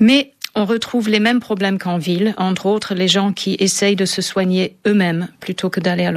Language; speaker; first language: French; native; French